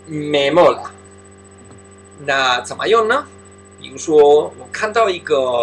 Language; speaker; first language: Chinese; non-native, fluent; Spanish